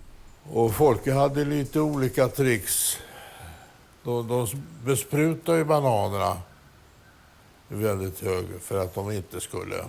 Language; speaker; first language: Swedish; native; Swedish